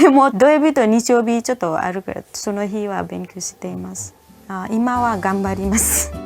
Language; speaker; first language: Japanese; non-native, learner; Nepali